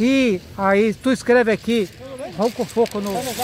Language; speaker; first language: Spanish; non-native, learner; Portuguese